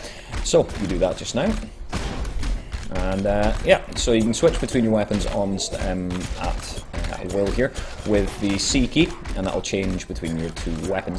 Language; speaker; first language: English; native; English